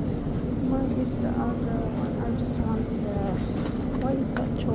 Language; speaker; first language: English; non-native, local second language; Filipino